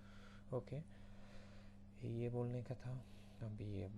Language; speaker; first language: Hindi; non-native, fluent; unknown